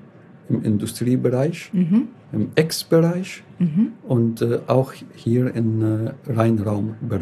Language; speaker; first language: German; non-native, fluent; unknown